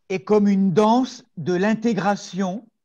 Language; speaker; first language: French; native; French